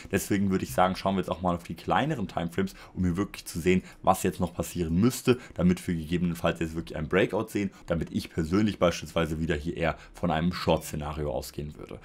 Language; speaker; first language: German; native; German